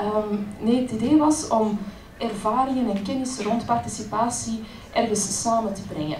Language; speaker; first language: Dutch; native; Dutch